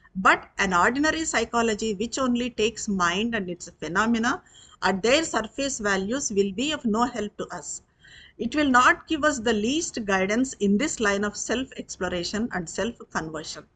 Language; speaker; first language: English; non-native, local second language; Telugu